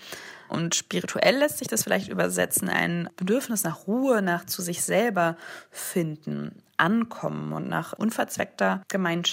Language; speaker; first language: German; native; German